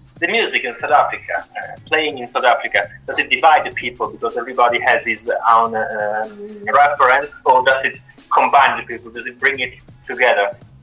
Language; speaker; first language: English; non-native, fluent; Italian